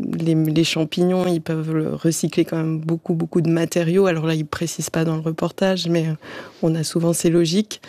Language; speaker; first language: French; native; French